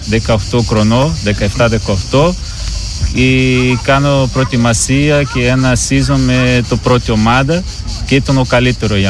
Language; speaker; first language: Greek; non-native, learner; Portuguese